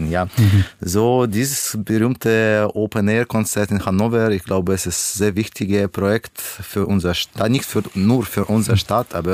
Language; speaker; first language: German; non-native, learner; Russian